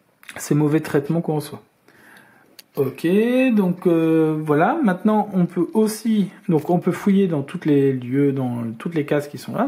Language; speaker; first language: French; native; French